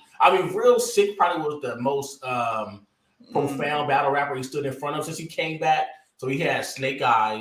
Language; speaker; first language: English; native; English